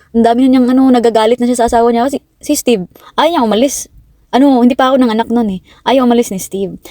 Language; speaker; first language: Filipino; non-native, local second language; Cebuano